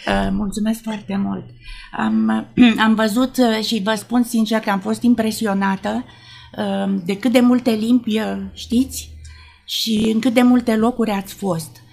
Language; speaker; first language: Romanian; native; Romanian